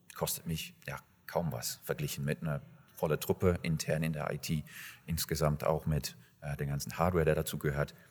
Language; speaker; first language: German; non-native, fluent; English